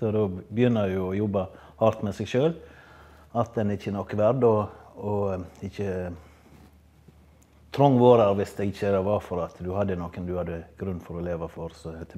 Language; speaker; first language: Norwegian; native; Norwegian